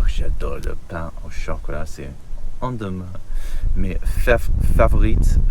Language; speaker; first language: French; non-native, learner; English